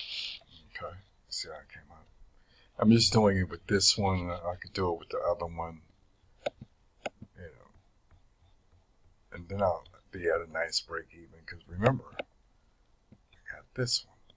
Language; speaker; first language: English; native; English